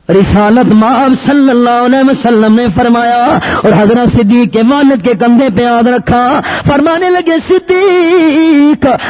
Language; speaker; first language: Urdu; non-native, local second language; Pashto